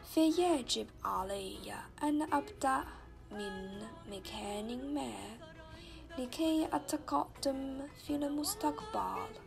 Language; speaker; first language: Arabic; non-native, learner; Chinese